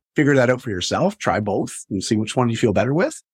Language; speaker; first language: English; native; English